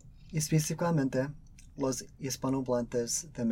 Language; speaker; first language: Spanish; early bilingual, other home language; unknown